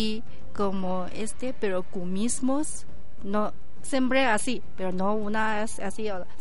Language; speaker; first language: Spanish; non-native, learner; Chinese